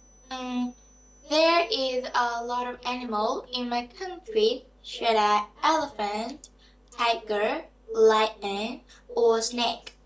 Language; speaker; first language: English; non-native, learner; Vietnamese